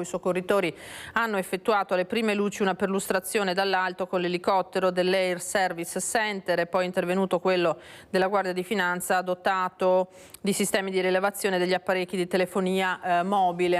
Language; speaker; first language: Italian; native; Italian